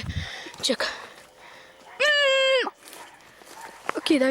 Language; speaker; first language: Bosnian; early bilingual, heritage; English